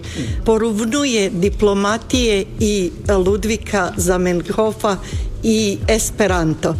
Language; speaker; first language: Polish; non-native, fluent; Bosnian